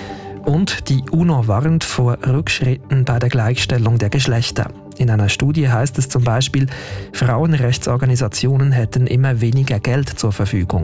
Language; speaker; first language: German; native; German